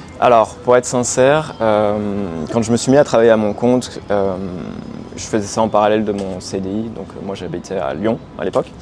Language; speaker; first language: French; native; French